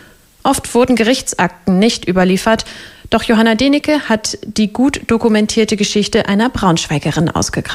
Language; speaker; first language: German; native; German